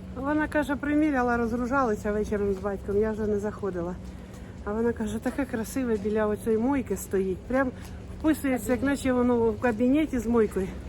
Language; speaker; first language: Ukrainian; native; Ukrainian